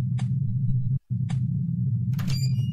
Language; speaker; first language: Japanese; native; Japanese